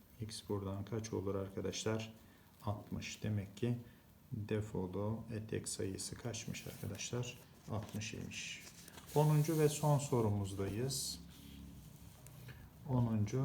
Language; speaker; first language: Turkish; native; Turkish